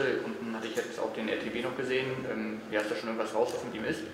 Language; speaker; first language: German; native; German